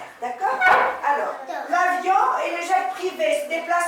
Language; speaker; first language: French; non-native, local second language; Arabic